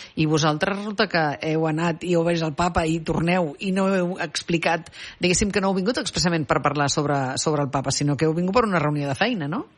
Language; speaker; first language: Catalan; native; Catalan